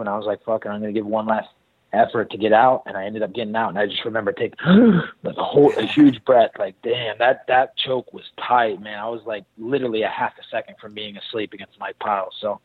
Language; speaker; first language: English; native; English